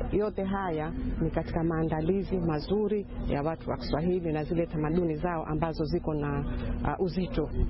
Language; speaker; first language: Swahili; native; Swahili